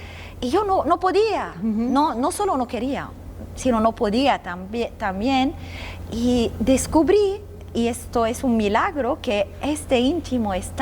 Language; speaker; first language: Spanish; non-native, fluent; Arabic